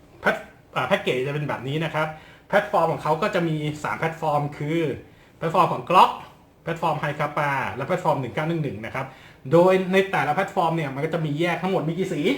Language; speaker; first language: Thai; native; Thai